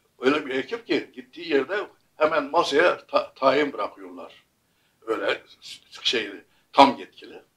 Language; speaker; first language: Turkish; native; Turkish